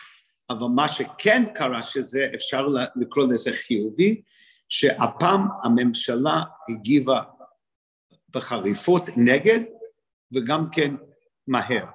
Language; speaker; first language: Hebrew; non-native, fluent; English